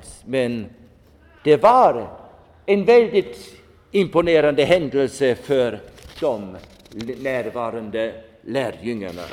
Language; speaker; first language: Swedish; non-native, fluent; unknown